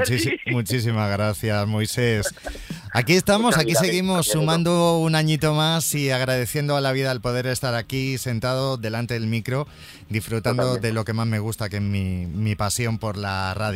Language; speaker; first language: Spanish; native; Spanish